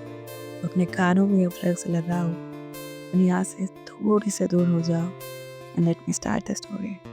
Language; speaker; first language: Hindi; native; Hindi